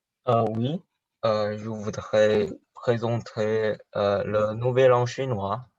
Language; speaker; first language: French; non-native, learner; Chinese